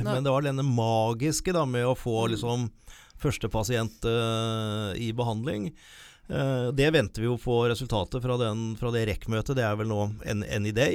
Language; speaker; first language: Norwegian; native; Norwegian